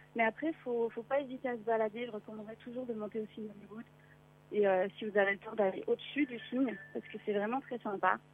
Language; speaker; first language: French; native; French